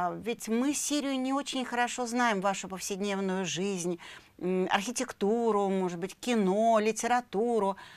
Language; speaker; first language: Russian; native; Russian